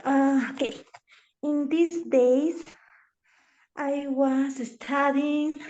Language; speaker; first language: English; non-native, learner; Spanish